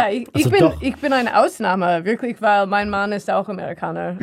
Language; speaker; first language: German; non-native, learner; English